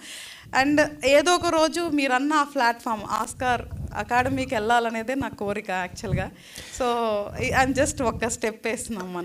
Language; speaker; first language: Telugu; native; Telugu